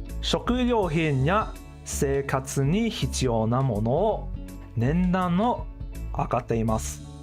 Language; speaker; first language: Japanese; non-native, learner; English